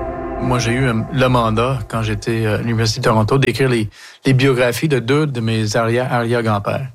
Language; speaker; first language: French; non-native, local second language; English